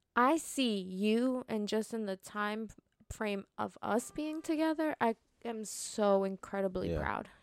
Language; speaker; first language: English; early bilingual, other home language; Spanish